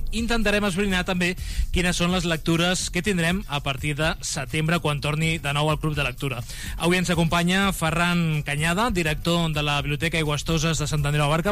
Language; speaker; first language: Catalan; native; Catalan